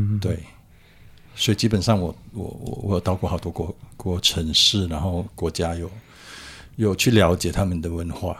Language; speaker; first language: Chinese; native; Chinese